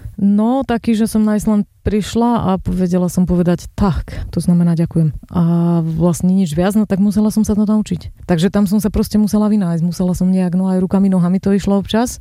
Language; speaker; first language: Slovak; native; Slovak